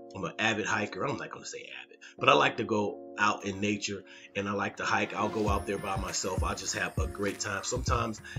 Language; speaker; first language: English; native; English